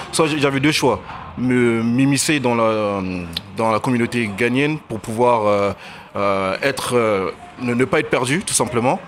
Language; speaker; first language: French; early bilingual, other home language; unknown